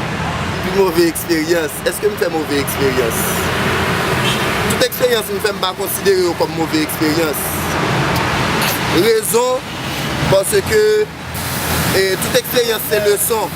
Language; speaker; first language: French; non-native, learner; Haitian Creole